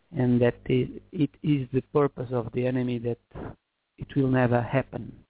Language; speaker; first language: English; non-native, fluent; Portuguese